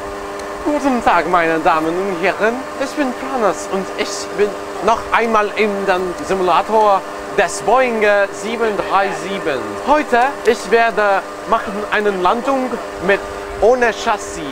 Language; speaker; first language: German; non-native, learner; Lithuanian